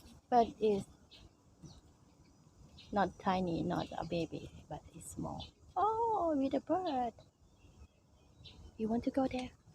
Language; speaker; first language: English; non-native, learner; Thai